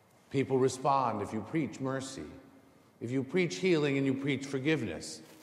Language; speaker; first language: English; native; English